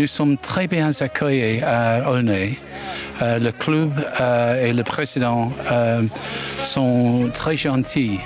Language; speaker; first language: French; non-native, learner; English